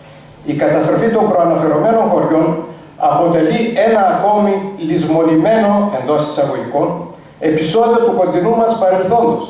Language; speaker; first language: Greek; native; Greek